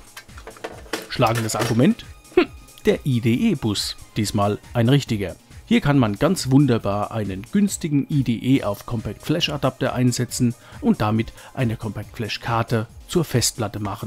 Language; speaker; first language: German; native; German